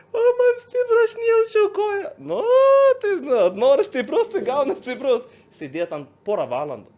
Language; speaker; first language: Lithuanian; non-native, learner; Arabic